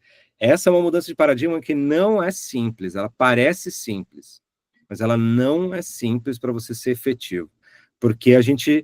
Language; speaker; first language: Portuguese; native; Portuguese